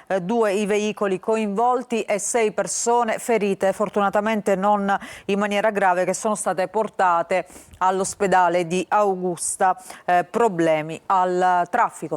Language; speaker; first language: Italian; native; Italian